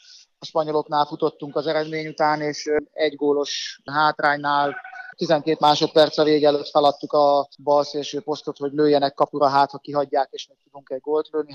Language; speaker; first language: Hungarian; native; Hungarian